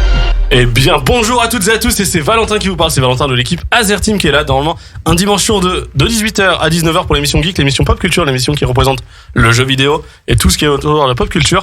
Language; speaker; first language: French; native; French